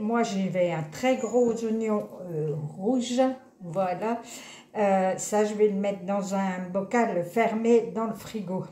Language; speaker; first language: French; native; French